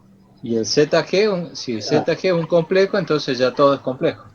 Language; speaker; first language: Spanish; native; Spanish